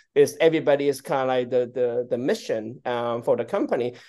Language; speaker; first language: English; non-native, local second language; Cantonese